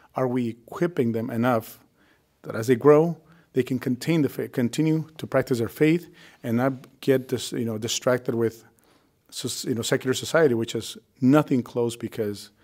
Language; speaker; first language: English; early bilingual, other home language; Spanish